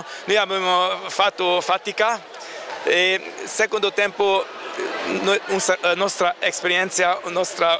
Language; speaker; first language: Italian; non-native, learner; German